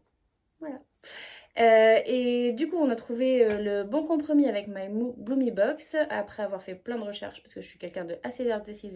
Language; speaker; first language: French; native; French